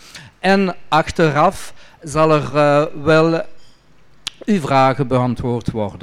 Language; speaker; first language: Dutch; non-native, local second language; French